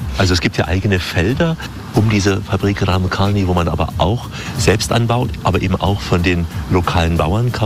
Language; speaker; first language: German; native; German